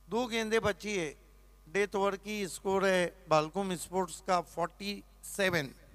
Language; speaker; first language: Hindi; non-native, local second language; Marathi